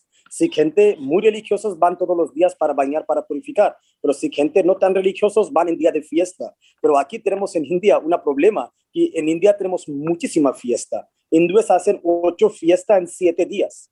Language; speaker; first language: Spanish; non-native, fluent; Hindi